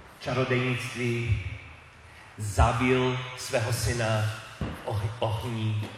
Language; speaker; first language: Czech; non-native, learner; English